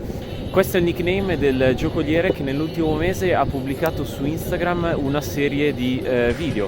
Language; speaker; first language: Italian; native; Italian